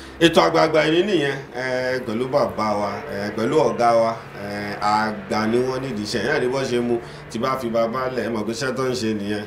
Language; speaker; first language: Yoruba; native; Yoruba